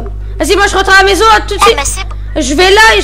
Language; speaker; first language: French; native; French